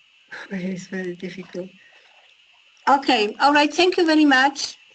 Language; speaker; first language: English; non-native, learner; Polish